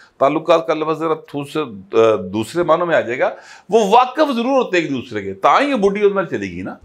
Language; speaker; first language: Urdu; non-native, local second language; Punjabi